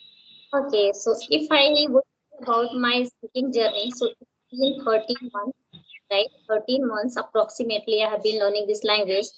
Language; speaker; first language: English; non-native, local second language; Hindi